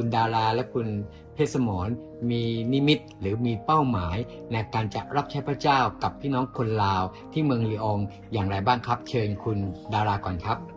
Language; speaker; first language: Thai; native; Thai